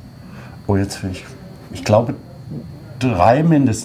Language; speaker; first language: German; native; German